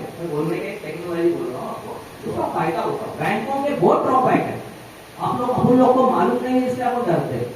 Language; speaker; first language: Hindi; non-native, local second language; Marathi